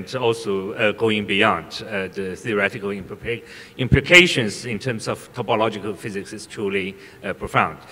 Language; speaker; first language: English; non-native, fluent; Chinese